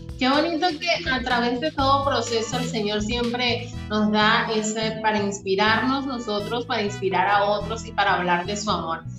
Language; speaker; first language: Spanish; native; Spanish